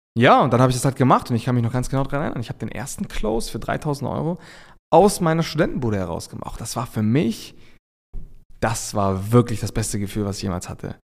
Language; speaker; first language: German; early bilingual, other home language; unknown